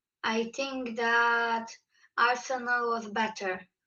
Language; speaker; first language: English; non-native, fluent; Polish